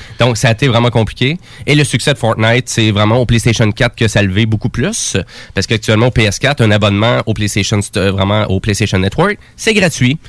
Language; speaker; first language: French; native; French